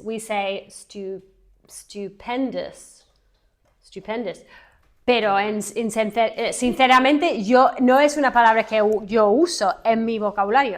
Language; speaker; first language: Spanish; non-native, fluent; English